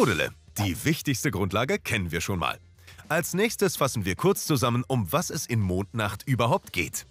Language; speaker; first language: German; native; German